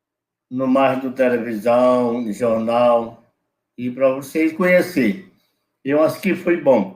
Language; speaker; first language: Portuguese; non-native, local second language; Yanomámi